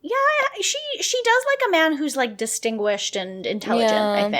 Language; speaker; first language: English; native; English